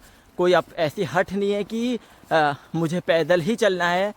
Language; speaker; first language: Hindi; native; Hindi